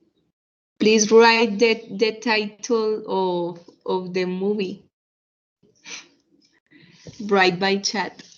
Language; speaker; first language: English; non-native, fluent; Spanish